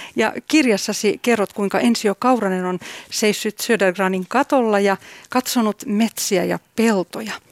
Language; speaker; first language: Finnish; native; Finnish